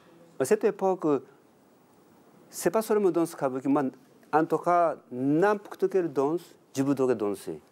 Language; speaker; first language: French; non-native, learner; Japanese